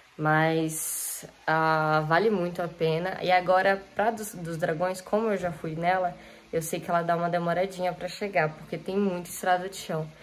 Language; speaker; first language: Portuguese; native; Portuguese